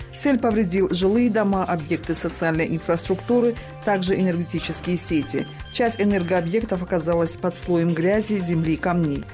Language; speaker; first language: Russian; non-native, local second language; Tajik